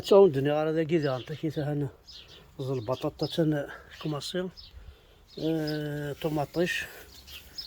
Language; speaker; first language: Arabic; native; Arabic